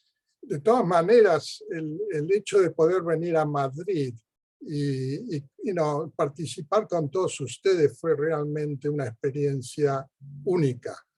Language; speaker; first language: Spanish; early bilingual, heritage; Spanish